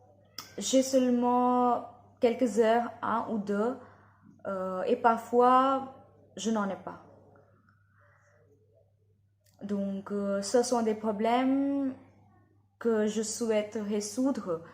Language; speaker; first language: French; non-native, learner; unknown